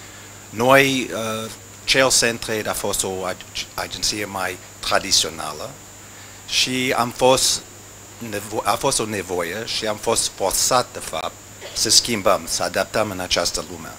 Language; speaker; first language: Romanian; non-native, learner; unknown